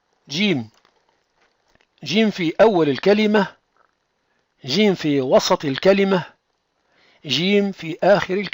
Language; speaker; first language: Arabic; non-native, fluent; French